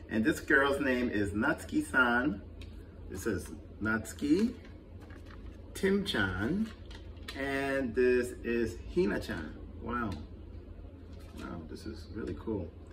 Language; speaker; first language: English; native; English